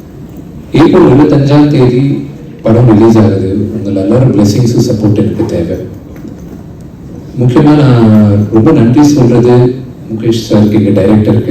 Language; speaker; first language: Tamil; non-native, local second language; Telugu